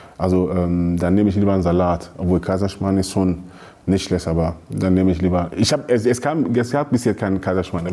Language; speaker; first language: German; early bilingual, other home language; Akan